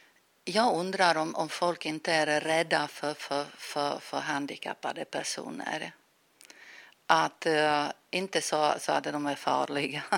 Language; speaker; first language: Swedish; non-native, fluent; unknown